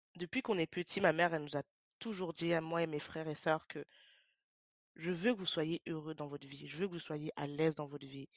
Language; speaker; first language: French; native; French